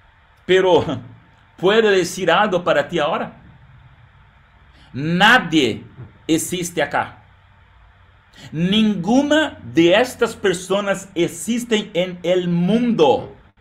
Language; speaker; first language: Spanish; non-native, learner; Portuguese